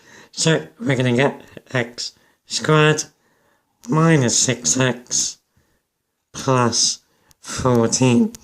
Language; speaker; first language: English; native; English